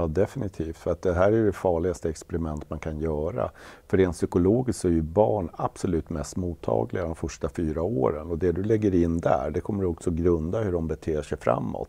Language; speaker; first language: Swedish; native; Swedish